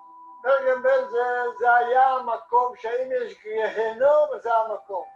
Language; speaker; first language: Hebrew; non-native, fluent; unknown